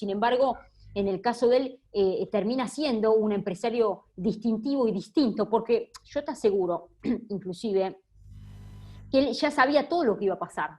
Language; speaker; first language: Spanish; native; Spanish